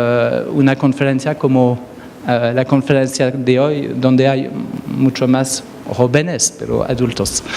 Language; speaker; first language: Spanish; non-native, fluent; French